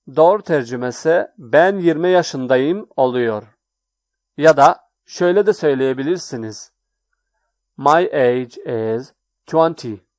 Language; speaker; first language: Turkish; non-native, learner; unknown